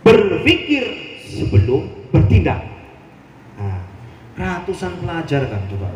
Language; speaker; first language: Indonesian; non-native, local second language; Javanese